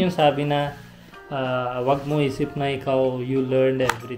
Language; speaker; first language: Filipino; non-native, learner; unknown